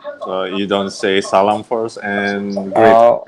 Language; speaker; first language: English; non-native, fluent; Indonesian